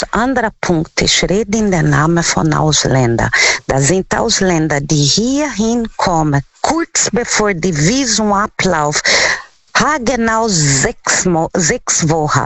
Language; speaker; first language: German; non-native, fluent; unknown